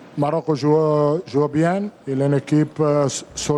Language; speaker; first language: French; non-native, fluent; Portuguese